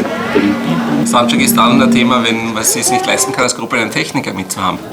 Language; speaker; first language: German; native; German